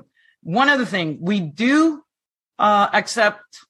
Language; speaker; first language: English; non-native, fluent; Spanish